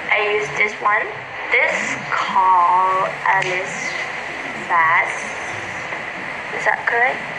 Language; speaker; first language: English; non-native, learner; Thai